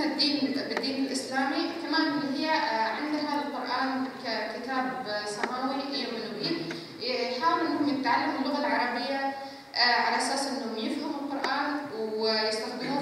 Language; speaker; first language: Arabic; native; Arabic